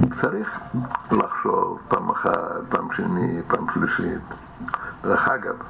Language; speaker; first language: Hebrew; non-native, fluent; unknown